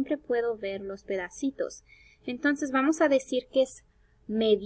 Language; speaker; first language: Spanish; non-native, fluent; English